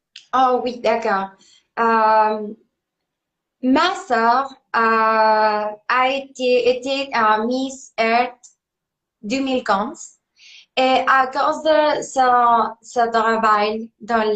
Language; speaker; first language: French; non-native, learner; Spanish